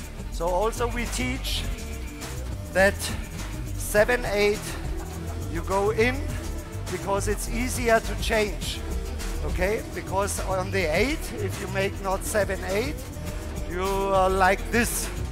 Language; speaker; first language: English; non-native, learner; German